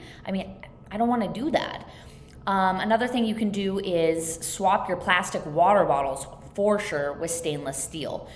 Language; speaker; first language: English; native; English